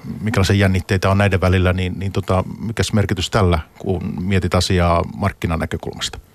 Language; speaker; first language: Finnish; native; Finnish